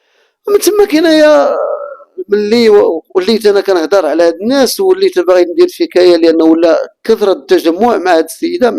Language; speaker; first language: Arabic; native; Arabic